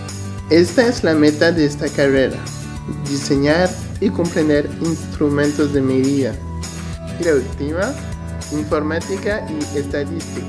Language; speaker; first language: Spanish; non-native, learner; French